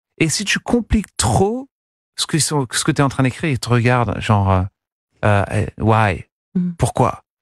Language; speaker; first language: French; non-native, fluent; English